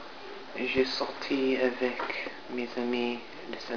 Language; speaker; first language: French; non-native, learner; English